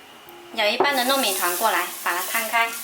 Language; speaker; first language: Chinese; native; Chinese